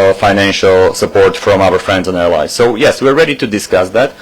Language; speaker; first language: English; non-native, fluent; Slovak